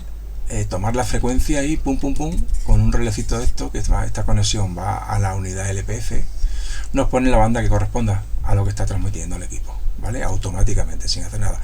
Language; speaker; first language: Spanish; native; Spanish